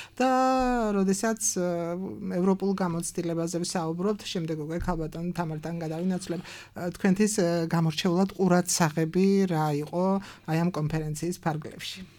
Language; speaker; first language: Georgian; native; Georgian